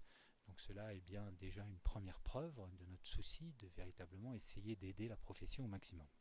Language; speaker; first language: French; native; French